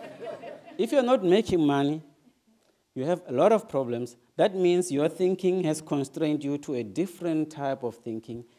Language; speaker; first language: English; non-native, local second language; Northern Sotho